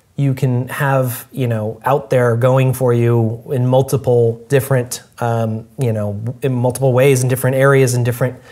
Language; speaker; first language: English; native; English